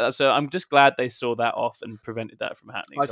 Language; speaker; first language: English; native; English